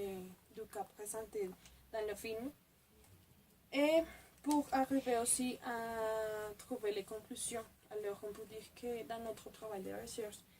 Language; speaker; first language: French; non-native, fluent; Spanish